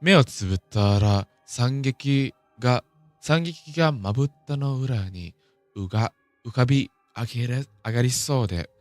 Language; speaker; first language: Japanese; non-native, learner; English